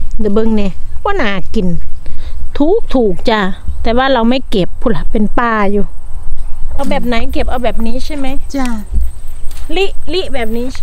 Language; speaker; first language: Thai; non-native, local second language; Northeastern Thai